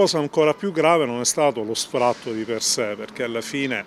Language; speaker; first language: Italian; native; Italian